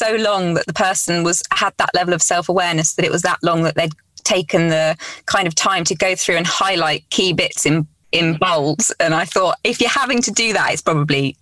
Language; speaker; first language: English; native; English